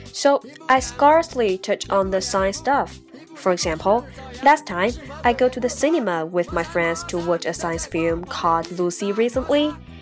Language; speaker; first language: English; non-native, fluent; Chinese